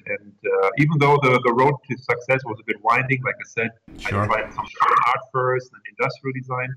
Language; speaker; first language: English; non-native, fluent; German